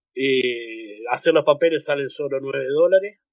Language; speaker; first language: Spanish; native; Spanish